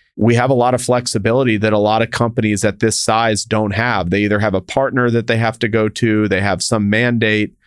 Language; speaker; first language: English; native; English